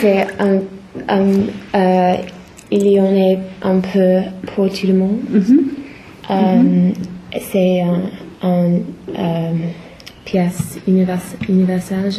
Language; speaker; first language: French; non-native, learner; English